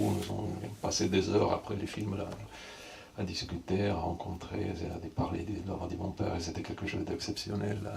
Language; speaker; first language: French; non-native, fluent; Russian